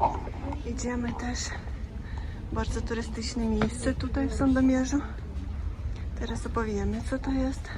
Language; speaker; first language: Polish; non-native, learner; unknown